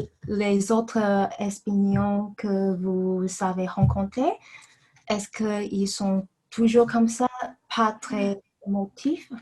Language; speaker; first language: French; non-native, learner; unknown